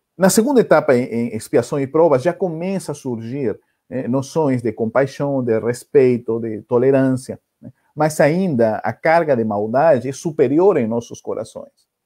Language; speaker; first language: Portuguese; non-native, fluent; Spanish